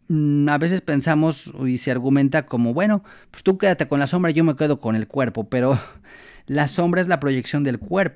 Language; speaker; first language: Spanish; native; Spanish